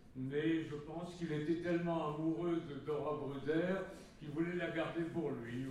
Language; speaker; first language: French; native; French